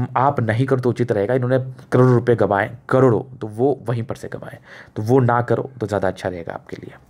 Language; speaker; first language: Hindi; native; Hindi